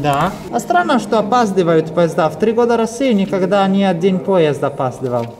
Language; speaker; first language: Russian; non-native, fluent; Italian